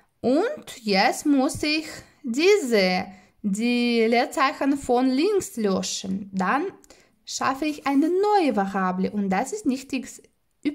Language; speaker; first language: German; non-native, fluent; Russian